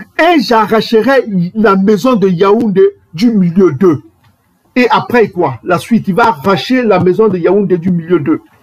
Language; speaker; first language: French; non-native, local second language; Kongo